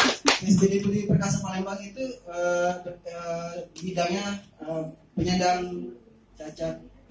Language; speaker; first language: Indonesian; native; Indonesian